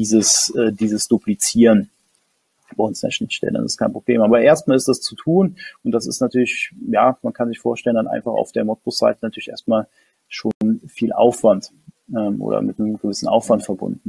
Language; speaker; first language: German; native; German